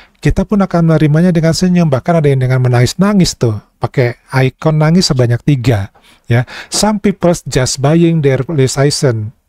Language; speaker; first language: Indonesian; native; Indonesian